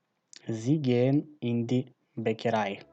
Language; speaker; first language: German; non-native, fluent; Macedonian